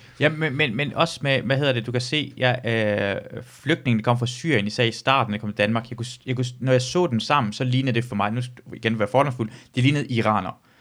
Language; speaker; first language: Danish; early bilingual, other home language; Persian